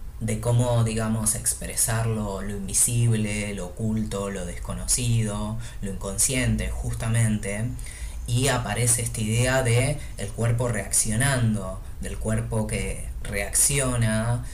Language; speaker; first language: Spanish; native; Spanish